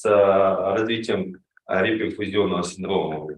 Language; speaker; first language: Russian; native; Russian